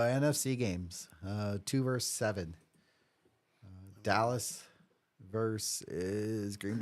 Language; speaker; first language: English; native; English